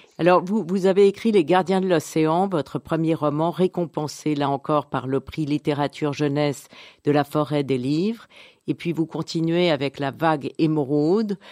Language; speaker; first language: French; native; French